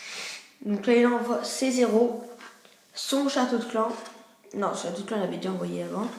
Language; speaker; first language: French; native; French